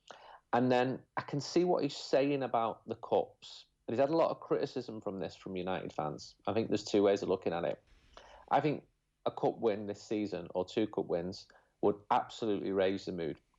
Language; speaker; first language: English; native; English